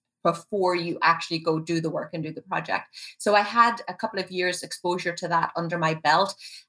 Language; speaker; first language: English; native; English